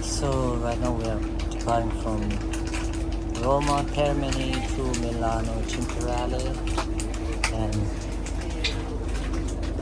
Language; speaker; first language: English; non-native, fluent; Tibetan